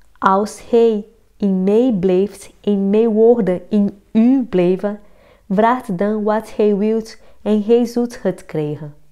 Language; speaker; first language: Dutch; non-native, fluent; Portuguese